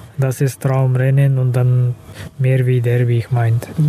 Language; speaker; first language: German; non-native, learner; Kazakh